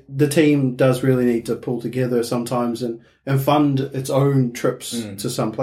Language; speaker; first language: English; native; English